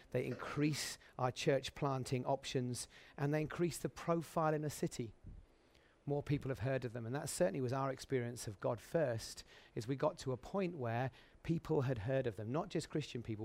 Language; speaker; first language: English; native; English